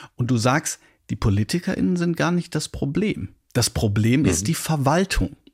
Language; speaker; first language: German; native; German